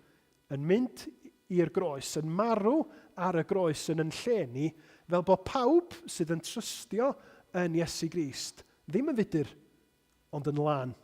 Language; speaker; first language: Welsh; native; Welsh